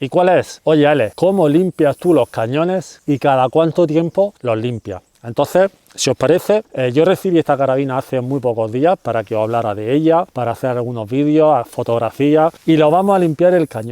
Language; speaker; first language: Spanish; native; Spanish